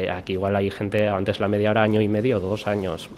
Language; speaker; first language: Spanish; native; Spanish